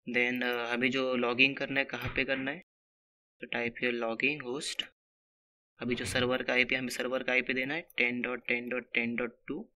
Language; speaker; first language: Hindi; non-native, local second language; Marathi